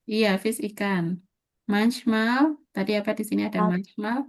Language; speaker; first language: Indonesian; native; Indonesian